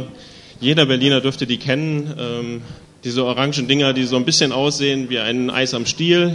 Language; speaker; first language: German; native; German